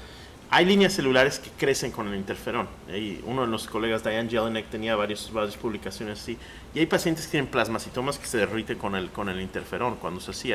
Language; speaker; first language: Spanish; native; Spanish